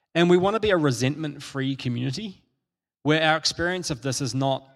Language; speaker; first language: English; native; English